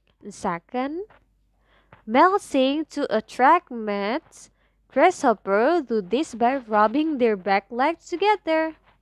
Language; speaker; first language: English; non-native, fluent; Indonesian